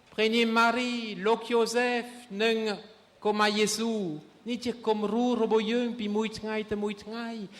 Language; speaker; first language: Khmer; non-native, fluent; French